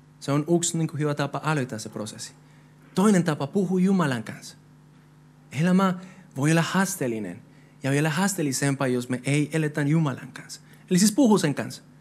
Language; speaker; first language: Finnish; non-native, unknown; Spanish